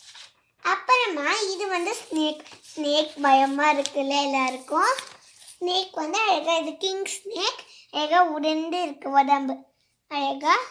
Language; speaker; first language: Tamil; early bilingual, heritage; Tamil